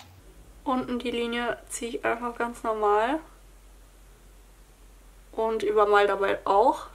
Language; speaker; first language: German; native; German